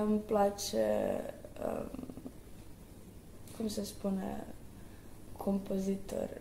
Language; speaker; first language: Romanian; early bilingual, heritage; Croatian